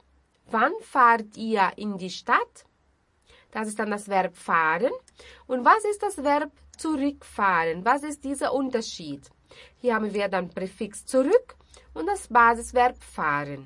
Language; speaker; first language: German; non-native, fluent; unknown